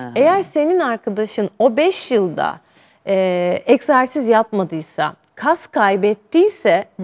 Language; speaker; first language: Turkish; native; Turkish